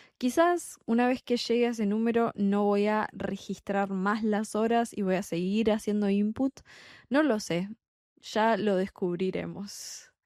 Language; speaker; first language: Spanish; native; Spanish